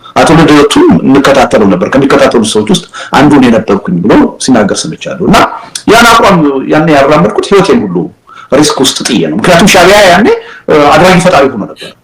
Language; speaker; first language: Amharic; native; Amharic